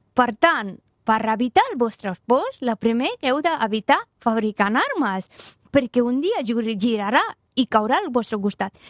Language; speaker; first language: Catalan; non-native, fluent; Persian